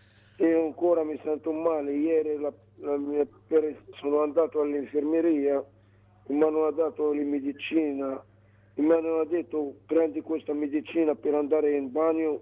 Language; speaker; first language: Italian; non-native, learner; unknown